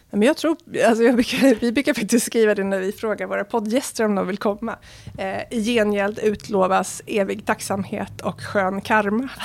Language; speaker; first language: Swedish; early bilingual, other home language; Arabic